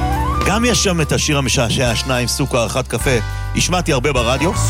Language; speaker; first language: Hebrew; native; Hebrew